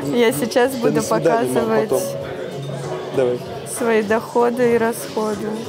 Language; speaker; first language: Russian; native; Russian